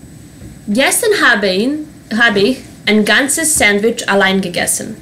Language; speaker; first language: German; non-native, fluent; Serbian